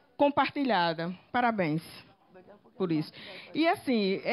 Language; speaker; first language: Portuguese; native; Portuguese